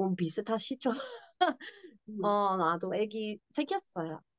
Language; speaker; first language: Korean; non-native, learner; English